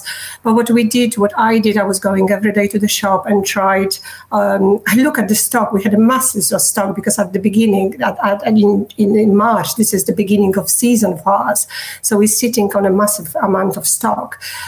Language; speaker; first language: English; non-native, fluent; Polish